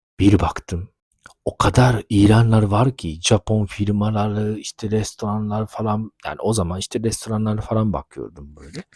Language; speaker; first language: Turkish; non-native, fluent; Japanese